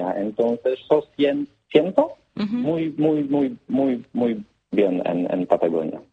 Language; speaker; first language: Spanish; non-native, learner; Polish